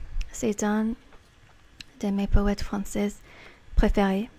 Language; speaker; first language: French; non-native, fluent; English